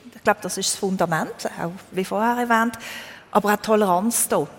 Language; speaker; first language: German; native; German